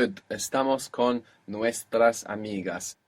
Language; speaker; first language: Spanish; non-native, fluent; English